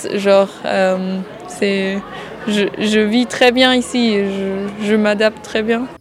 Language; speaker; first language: French; non-native, fluent; German